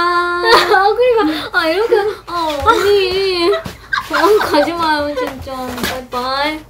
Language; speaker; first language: Korean; non-native, fluent; Japanese